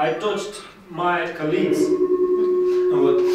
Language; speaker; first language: English; non-native, learner; Russian